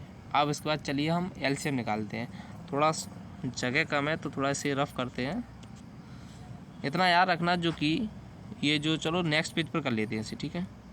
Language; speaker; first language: Hindi; native; Hindi